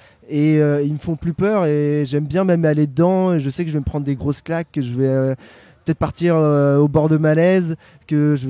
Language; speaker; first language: French; native; French